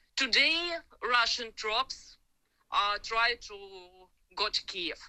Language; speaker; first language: English; non-native, learner; Ukrainian